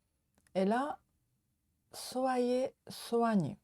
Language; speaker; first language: French; non-native, learner; Japanese